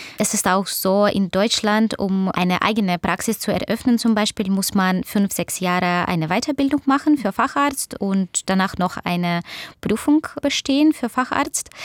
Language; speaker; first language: German; non-native, fluent; Russian